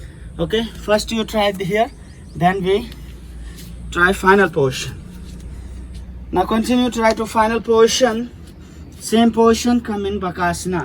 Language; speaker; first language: English; non-native, local second language; Hindi